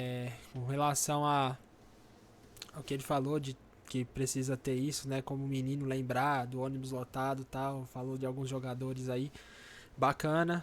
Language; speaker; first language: Portuguese; native; Portuguese